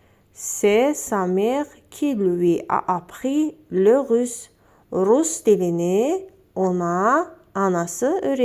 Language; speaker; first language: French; non-native, fluent; Azerbaijani